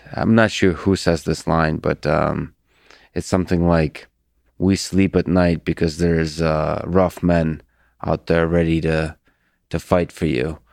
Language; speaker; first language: English; early bilingual, other home language; Russian